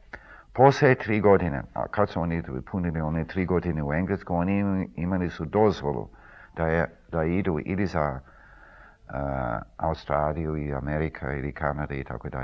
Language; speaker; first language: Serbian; early bilingual, heritage; Serbian